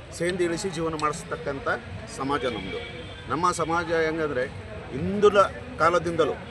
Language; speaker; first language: Kannada; native; Kannada